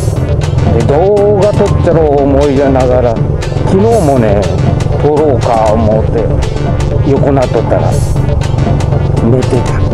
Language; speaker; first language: Japanese; native; Japanese